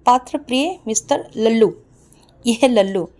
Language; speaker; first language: Hindi; non-native, local second language; Assamese